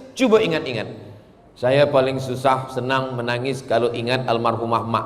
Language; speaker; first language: Malay; native; Malay